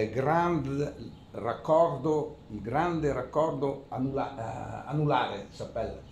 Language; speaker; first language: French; non-native, learner; Italian